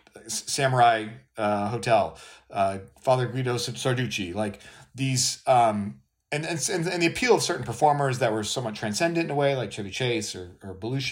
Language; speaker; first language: English; native; English